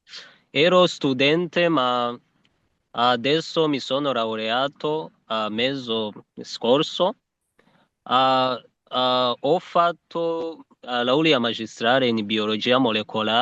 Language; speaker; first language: Italian; non-native, learner; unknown